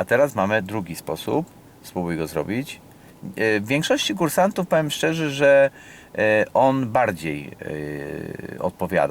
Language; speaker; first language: Polish; native; Polish